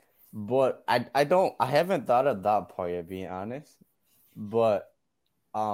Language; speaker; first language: English; non-native, fluent; Burmese